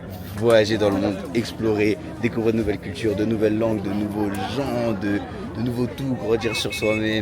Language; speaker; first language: French; native; French